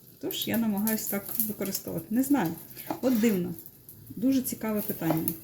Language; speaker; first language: Ukrainian; non-native, local second language; Russian